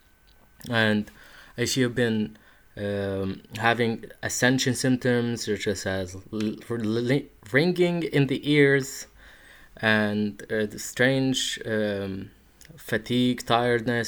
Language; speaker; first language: English; non-native, fluent; Arabic